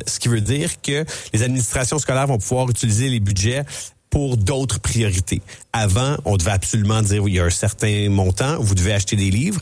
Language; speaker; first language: French; native; French